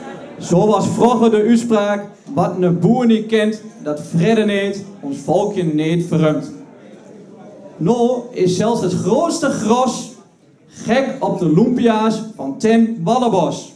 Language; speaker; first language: Dutch; native; Dutch